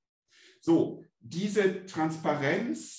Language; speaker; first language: German; native; German